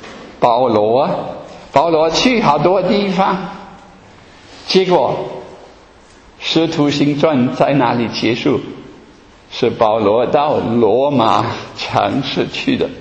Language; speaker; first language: Chinese; non-native, fluent; German